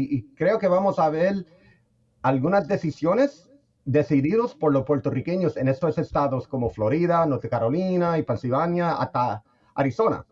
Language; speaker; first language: Spanish; early bilingual, heritage; Spanish